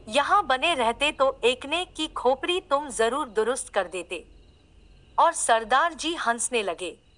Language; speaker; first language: Hindi; native; Hindi